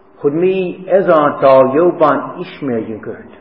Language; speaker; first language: Hungarian; non-native, fluent; English